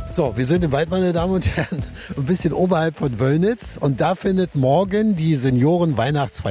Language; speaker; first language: German; native; German